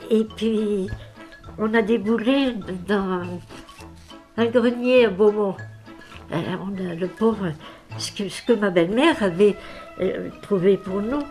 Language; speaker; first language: French; native; French